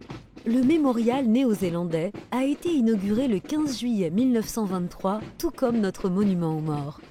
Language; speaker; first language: French; native; French